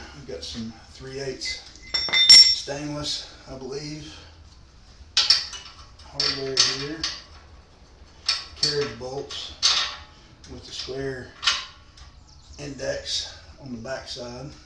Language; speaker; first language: English; native; English